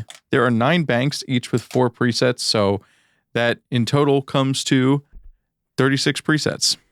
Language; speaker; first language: English; native; English